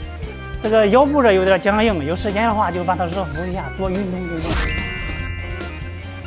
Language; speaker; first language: Chinese; native; Chinese